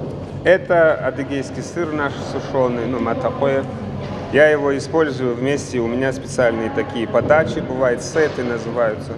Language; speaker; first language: Russian; non-native, local second language; Adyghe